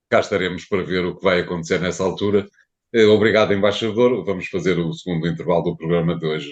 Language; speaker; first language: Portuguese; native; Portuguese